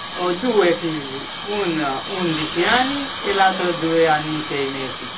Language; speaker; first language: Italian; non-native, learner; Morisyen